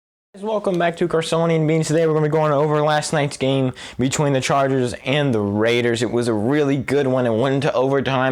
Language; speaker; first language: English; native; English